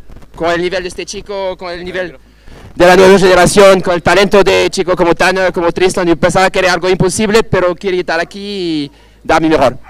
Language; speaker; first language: Spanish; non-native, fluent; Portuguese